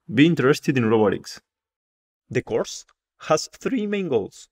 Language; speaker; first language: English; non-native, fluent; Spanish